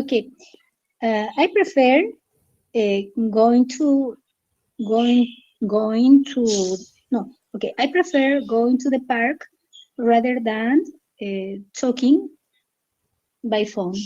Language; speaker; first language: English; non-native, learner; Spanish